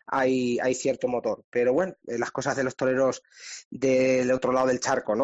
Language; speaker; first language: Spanish; native; Spanish